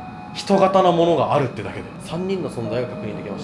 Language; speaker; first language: Japanese; native; Japanese